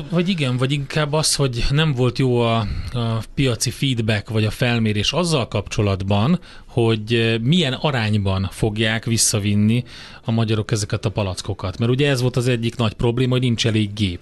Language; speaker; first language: Hungarian; native; Hungarian